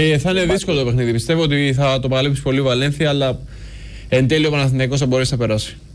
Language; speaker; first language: Greek; native; Greek